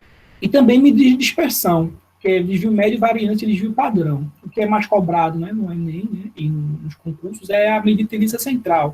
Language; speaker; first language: Portuguese; native; Portuguese